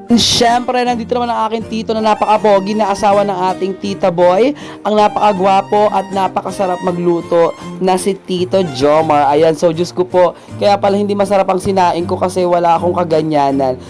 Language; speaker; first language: Filipino; non-native, local second language; Bikol